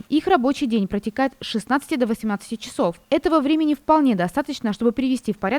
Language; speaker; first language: Russian; native; Russian